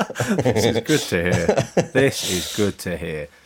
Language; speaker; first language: English; native; English